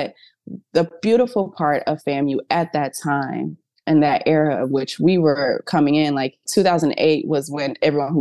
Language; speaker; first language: English; native; English